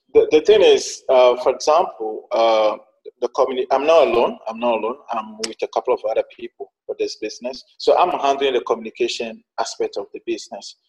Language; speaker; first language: English; non-native, fluent; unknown